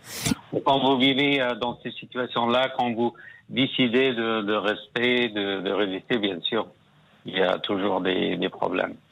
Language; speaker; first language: French; non-native, fluent; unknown